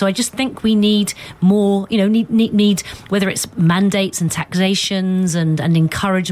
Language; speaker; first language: English; native; English